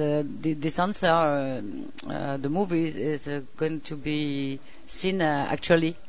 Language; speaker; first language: English; non-native, learner; French